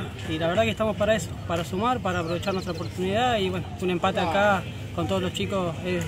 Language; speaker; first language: Spanish; native; Spanish